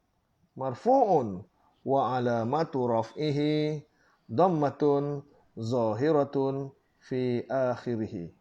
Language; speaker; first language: Arabic; non-native, fluent; Malay